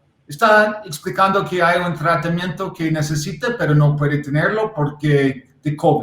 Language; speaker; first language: Spanish; non-native, learner; English